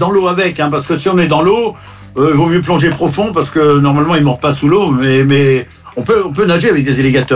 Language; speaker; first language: French; native; French